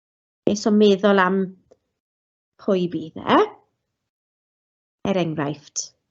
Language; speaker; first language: Welsh; non-native, local second language; English